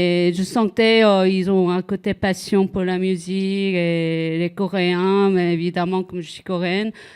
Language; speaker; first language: French; non-native, fluent; Korean